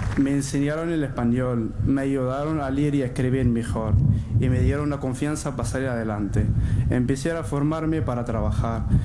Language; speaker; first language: Spanish; non-native, learner; Arabic